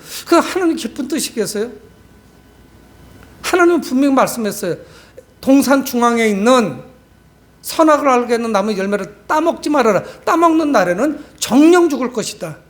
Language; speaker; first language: Korean; native; Korean